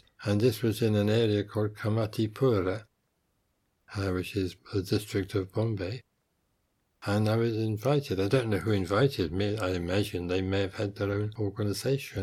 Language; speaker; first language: English; native; English